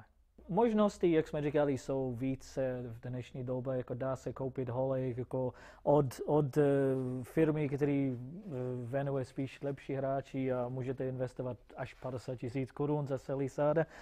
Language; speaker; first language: Czech; non-native, fluent; English